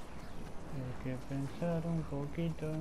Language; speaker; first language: Spanish; native; Spanish